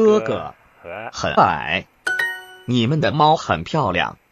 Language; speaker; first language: Chinese; non-native, learner; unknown